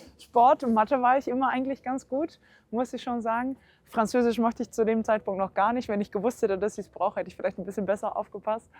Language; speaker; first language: German; early bilingual, heritage; German